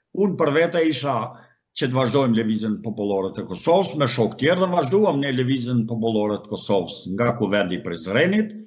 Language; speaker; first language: Albanian; native; Albanian